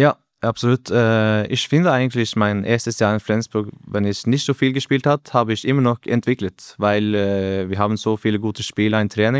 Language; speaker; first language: German; non-native, learner; Norwegian